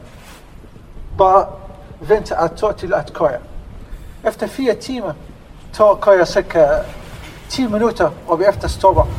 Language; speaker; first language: Danish; non-native, learner; Arabic